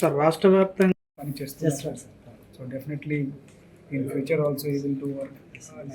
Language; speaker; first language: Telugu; non-native, fluent; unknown